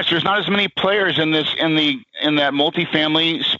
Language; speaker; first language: English; native; English